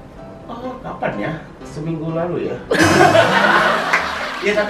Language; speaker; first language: Indonesian; non-native, fluent; Japanese